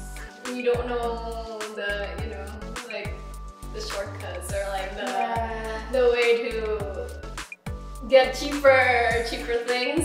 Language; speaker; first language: English; non-native, fluent; Indonesian